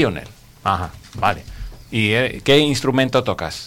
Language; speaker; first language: Spanish; native; Spanish